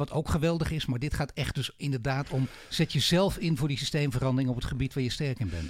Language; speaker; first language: Dutch; native; Dutch